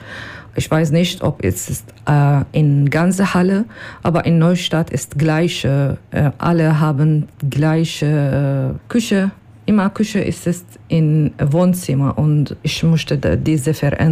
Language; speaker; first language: German; non-native, learner; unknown